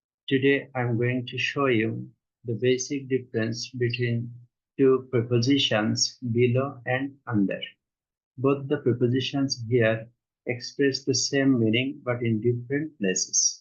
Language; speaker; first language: English; non-native, local second language; Bangla